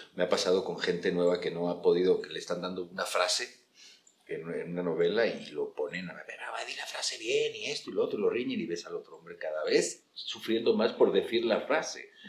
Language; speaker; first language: Spanish; native; Spanish